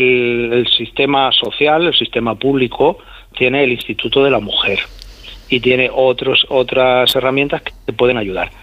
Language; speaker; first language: Spanish; native; Spanish